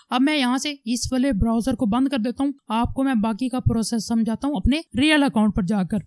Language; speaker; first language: Urdu; native; Urdu